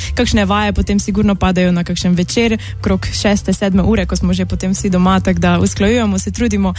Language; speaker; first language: Slovenian; native; Slovenian